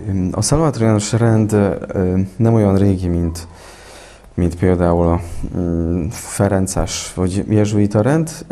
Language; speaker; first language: Hungarian; non-native, fluent; Polish